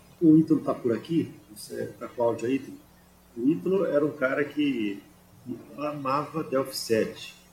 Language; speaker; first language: Portuguese; native; Portuguese